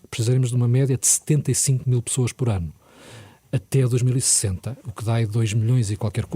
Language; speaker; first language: Portuguese; native; Portuguese